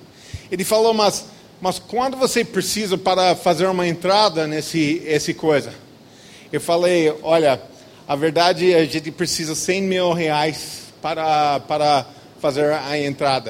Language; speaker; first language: Portuguese; non-native, fluent; English